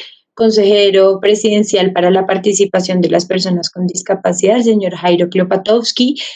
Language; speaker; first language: Spanish; native; Spanish